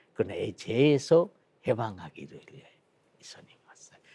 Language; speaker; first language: Korean; non-native, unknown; Bangla